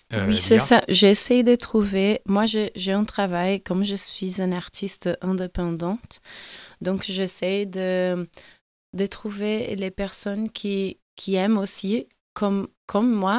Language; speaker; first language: French; non-native, fluent; Portuguese